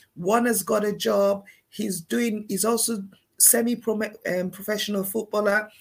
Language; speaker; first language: English; non-native, local second language; Krio